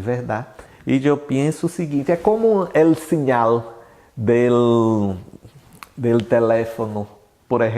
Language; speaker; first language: Spanish; non-native, learner; Portuguese